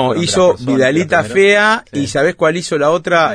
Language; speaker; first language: Spanish; native; Spanish